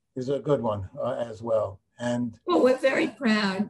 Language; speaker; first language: English; native; English